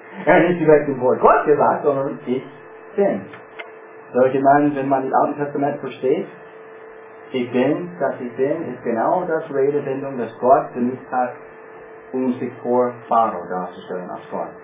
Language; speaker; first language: German; non-native, fluent; English